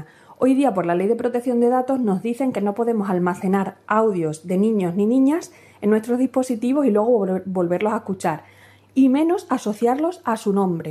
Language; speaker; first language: Spanish; native; Spanish